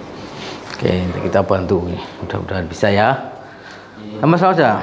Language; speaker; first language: Indonesian; native; Indonesian